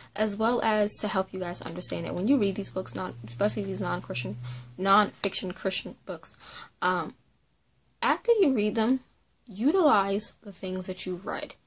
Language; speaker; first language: English; native; English